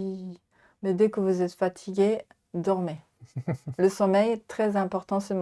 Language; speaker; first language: French; non-native, learner; Japanese